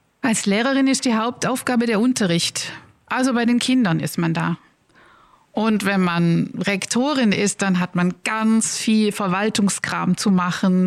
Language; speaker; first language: German; native; German